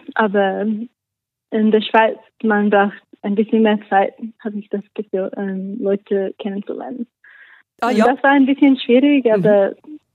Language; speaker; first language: German; non-native, learner; English